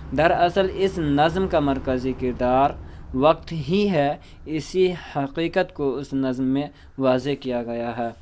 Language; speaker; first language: Urdu; native; Urdu